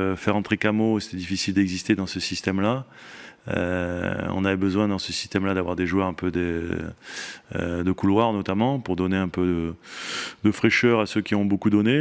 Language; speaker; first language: French; native; French